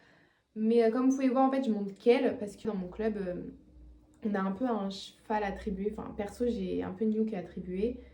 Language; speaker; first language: French; native; French